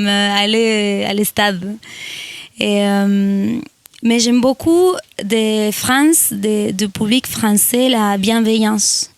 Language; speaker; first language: French; non-native, fluent; Spanish